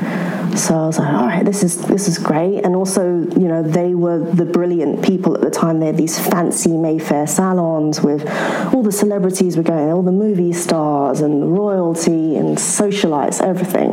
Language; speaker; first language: English; native; English